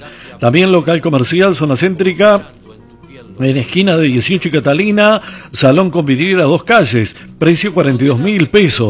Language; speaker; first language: Spanish; native; Spanish